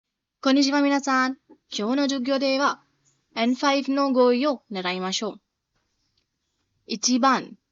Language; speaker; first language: Japanese; non-native, fluent; Hindi